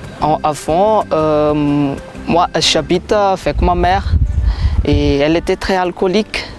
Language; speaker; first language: French; non-native, local second language; Malagasy